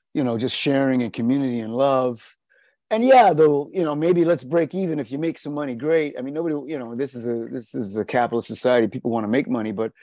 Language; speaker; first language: English; native; English